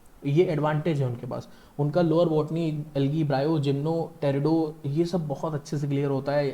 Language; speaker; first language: Hindi; native; Hindi